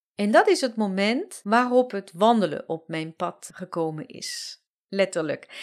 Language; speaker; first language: Dutch; non-native, fluent; French